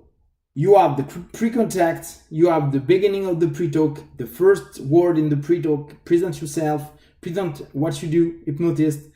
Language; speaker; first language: English; non-native, fluent; French